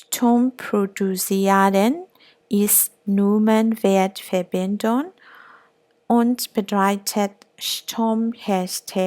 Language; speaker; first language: German; non-native, learner; Burmese